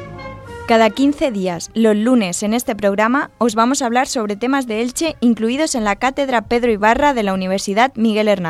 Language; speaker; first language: Spanish; native; Spanish